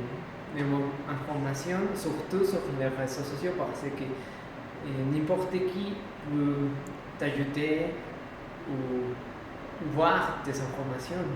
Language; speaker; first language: French; non-native, learner; Spanish